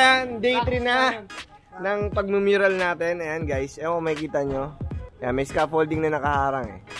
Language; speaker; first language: Filipino; native; Filipino